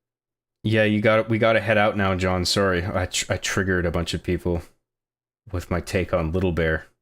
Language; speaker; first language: English; native; English